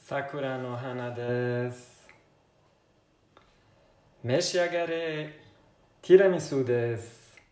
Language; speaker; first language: Japanese; non-native, learner; Italian